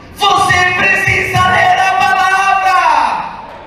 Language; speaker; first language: Portuguese; non-native, fluent; Italian